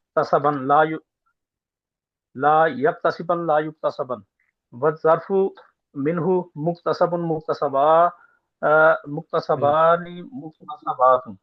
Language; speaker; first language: Arabic; non-native, learner; Urdu